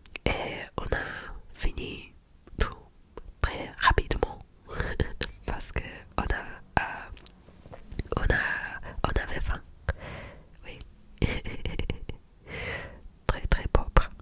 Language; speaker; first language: French; non-native, learner; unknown